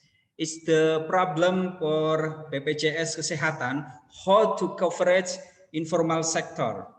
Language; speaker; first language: English; non-native, learner; Indonesian